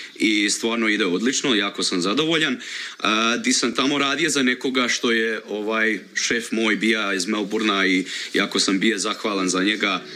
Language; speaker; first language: Croatian; early bilingual, heritage; Croatian